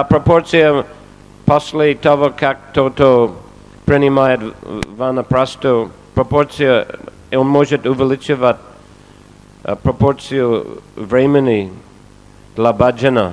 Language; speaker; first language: Russian; non-native, fluent; English